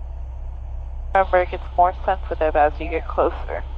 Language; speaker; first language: English; native; English